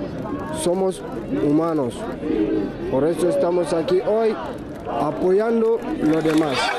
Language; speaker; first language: Spanish; non-native, learner; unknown